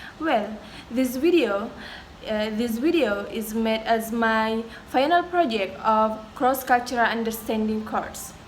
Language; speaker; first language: English; non-native, learner; Indonesian